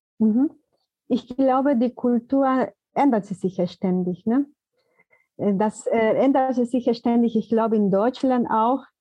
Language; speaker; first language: German; non-native, fluent; Spanish